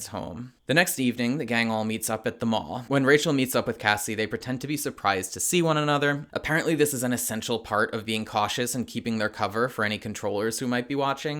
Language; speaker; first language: English; native; English